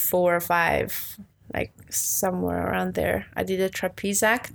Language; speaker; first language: English; non-native, fluent; Swiss German